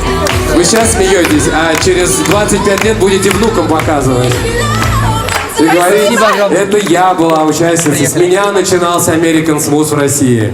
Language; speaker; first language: Russian; native; Russian